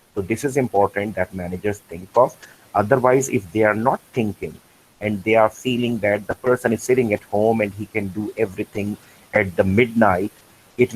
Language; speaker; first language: English; non-native, local second language; Urdu